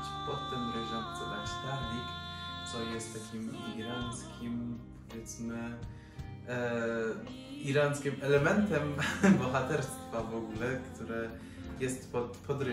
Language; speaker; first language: Polish; non-native, fluent; Persian